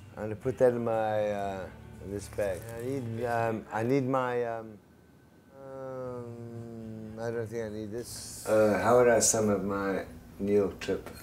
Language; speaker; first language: English; native; English